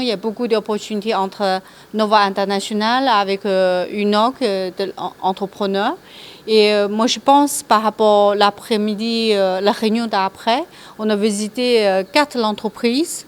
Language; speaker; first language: French; non-native, learner; Chinese